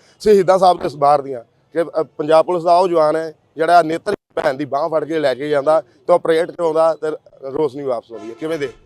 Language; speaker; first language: Punjabi; native; Punjabi